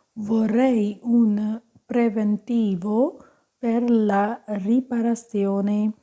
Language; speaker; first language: Italian; non-native, fluent; Punjabi